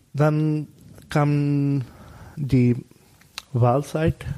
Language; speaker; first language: German; non-native, fluent; Bangla